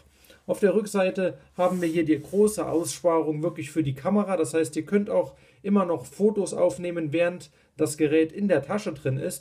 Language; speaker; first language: German; native; German